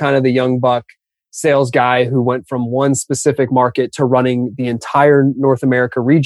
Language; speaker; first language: English; native; English